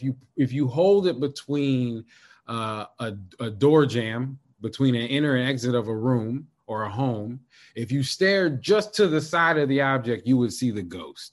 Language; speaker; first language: English; native; English